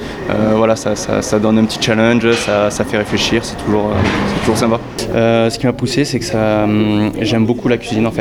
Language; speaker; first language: French; native; French